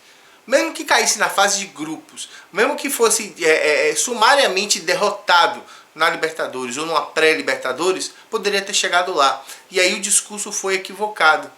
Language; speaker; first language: Portuguese; native; Portuguese